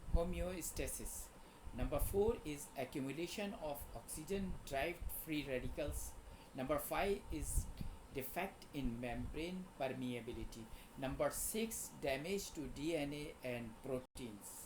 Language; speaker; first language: English; non-native, local second language; Urdu